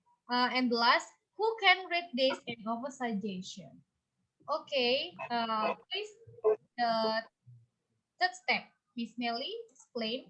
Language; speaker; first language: English; non-native, fluent; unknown